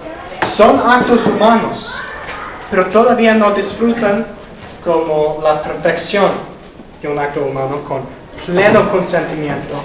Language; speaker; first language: Spanish; non-native, fluent; English